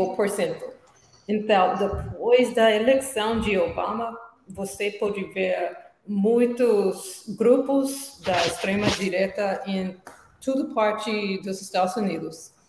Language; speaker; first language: Portuguese; non-native, learner; English